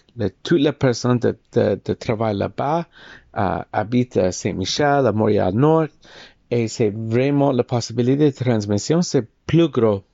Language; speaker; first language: French; non-native, learner; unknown